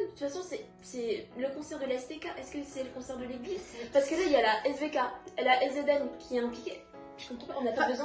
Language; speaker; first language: French; native; French